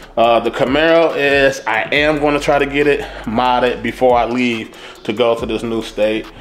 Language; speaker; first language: English; native; English